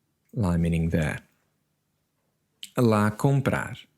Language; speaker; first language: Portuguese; non-native, learner; English